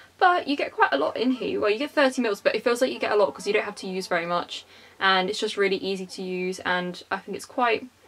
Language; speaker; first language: English; native; English